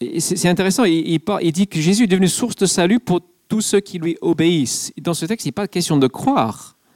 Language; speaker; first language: French; non-native, fluent; English